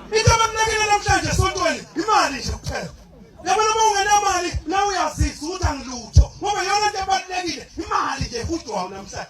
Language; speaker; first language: Zulu; native; Zulu